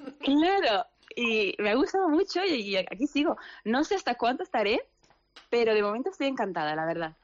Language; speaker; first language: Spanish; early bilingual, other home language; Arabic